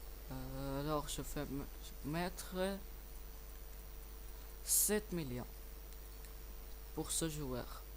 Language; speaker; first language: French; non-native, learner; English